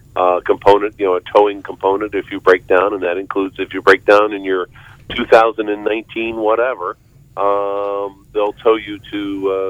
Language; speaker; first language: English; native; English